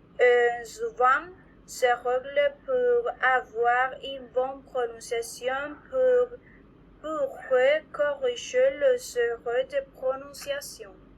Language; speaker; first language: French; non-native, learner; Spanish